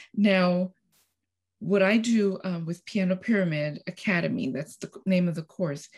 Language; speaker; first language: English; non-native, fluent; Spanish